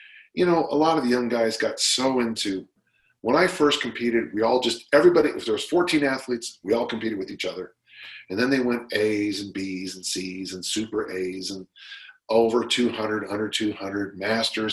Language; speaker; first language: English; native; English